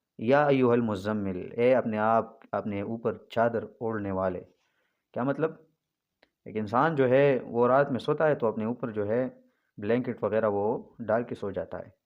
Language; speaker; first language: Urdu; non-native, local second language; Pashto